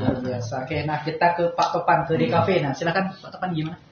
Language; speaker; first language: Indonesian; native; Indonesian